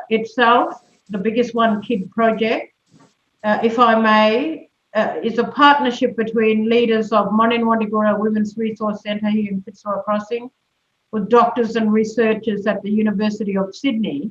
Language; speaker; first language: English; non-native, local second language; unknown